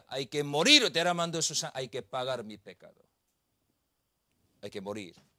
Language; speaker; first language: Spanish; non-native, learner; Korean